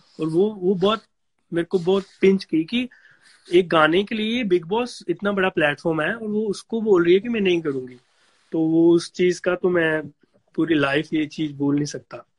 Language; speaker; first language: Hindi; non-native, local second language; Punjabi